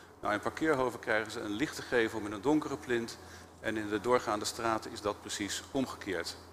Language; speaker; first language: Dutch; native; Dutch